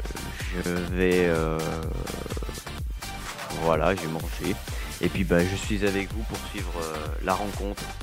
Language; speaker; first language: French; native; French